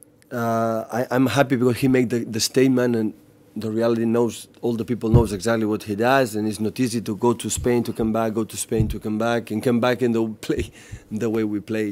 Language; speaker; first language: English; non-native, fluent; Catalan